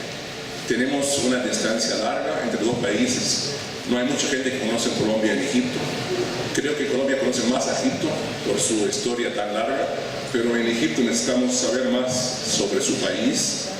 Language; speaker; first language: Spanish; non-native, fluent; Arabic